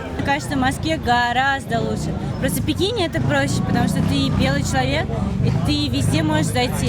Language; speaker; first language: Russian; native; Russian